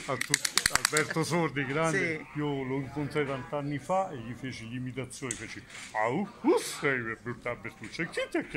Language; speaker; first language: Italian; native; Italian